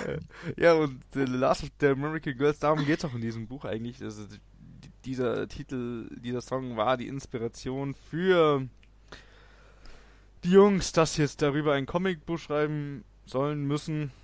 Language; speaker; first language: German; native; German